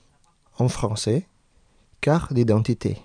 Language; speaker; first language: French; non-native, fluent; Indonesian